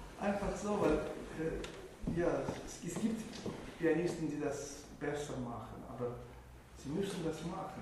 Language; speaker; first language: German; non-native, fluent; Russian